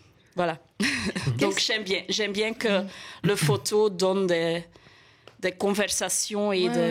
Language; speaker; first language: French; non-native, local second language; Dutch